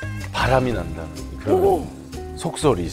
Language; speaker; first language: Korean; native; Korean